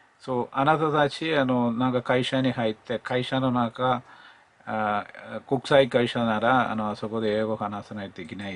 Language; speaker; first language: Japanese; non-native, learner; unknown